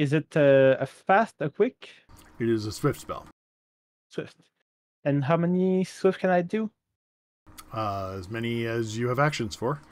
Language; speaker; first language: English; non-native, fluent; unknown